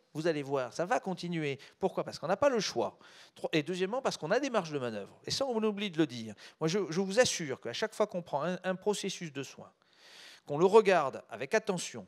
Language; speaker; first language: French; native; French